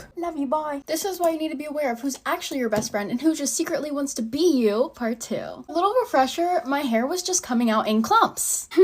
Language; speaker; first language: English; native; English